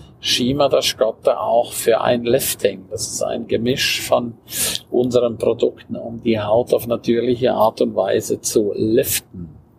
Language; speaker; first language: German; non-native, local second language; Romansh